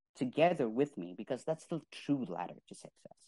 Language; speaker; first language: English; non-native, fluent; Arabic